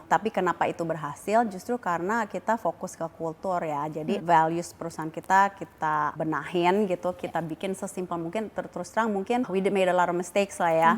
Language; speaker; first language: Indonesian; early bilingual, heritage; Indonesian